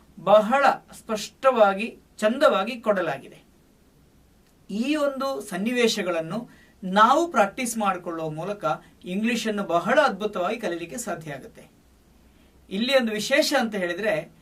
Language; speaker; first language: Kannada; native; Kannada